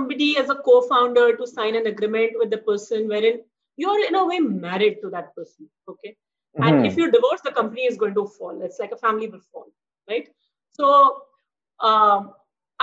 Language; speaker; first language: English; non-native, local second language; Hindi